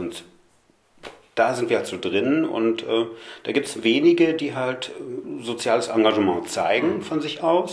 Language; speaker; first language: German; native; German